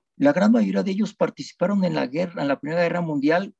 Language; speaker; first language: Spanish; native; Spanish